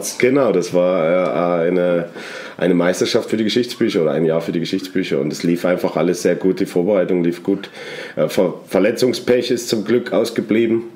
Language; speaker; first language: German; native; German